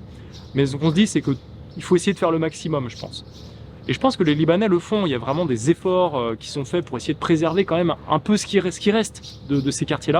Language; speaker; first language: French; native; French